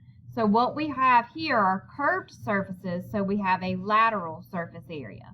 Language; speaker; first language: English; native; English